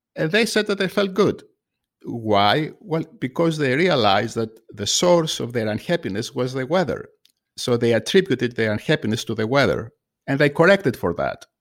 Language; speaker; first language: English; non-native, fluent; Greek